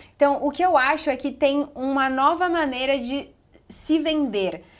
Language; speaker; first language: Portuguese; native; Portuguese